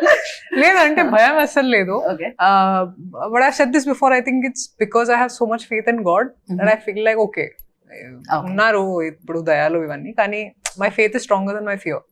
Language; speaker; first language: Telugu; non-native, learner; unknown